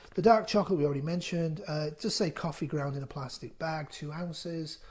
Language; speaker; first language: English; native; English